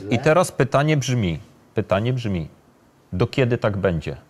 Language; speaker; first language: Polish; native; Polish